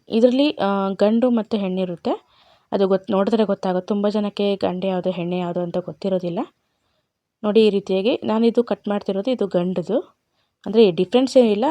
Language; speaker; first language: Kannada; non-native, local second language; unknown